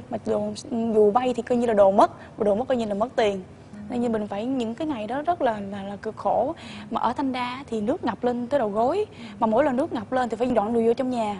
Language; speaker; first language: Vietnamese; native; Vietnamese